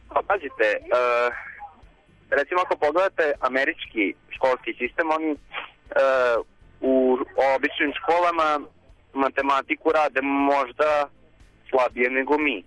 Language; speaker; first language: Serbian; native; Serbian